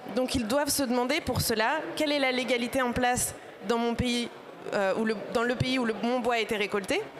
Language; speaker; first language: French; native; French